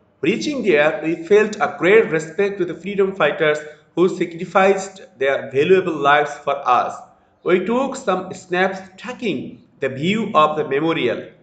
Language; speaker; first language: English; non-native, local second language; Bangla